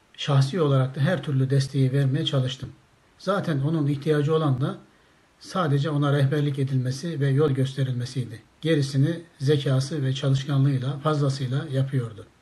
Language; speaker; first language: Turkish; native; Turkish